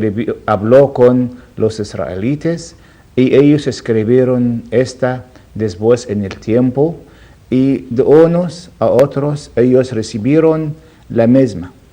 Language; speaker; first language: Spanish; non-native, learner; Arabic